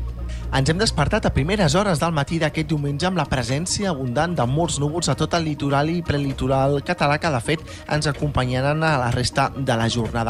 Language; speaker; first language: Catalan; native; Catalan